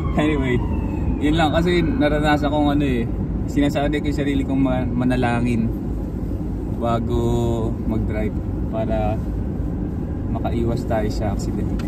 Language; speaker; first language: Filipino; native; Filipino